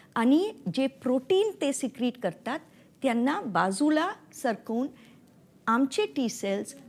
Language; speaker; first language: Marathi; non-native, local second language; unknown